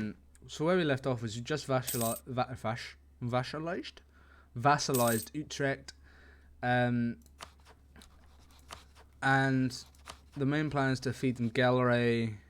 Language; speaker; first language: English; native; English